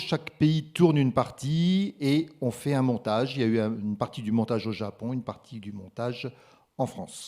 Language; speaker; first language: French; native; French